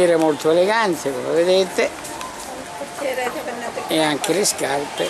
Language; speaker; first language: Italian; native; Italian